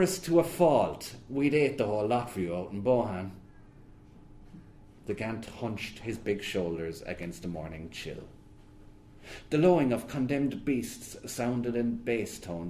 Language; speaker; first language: English; native; English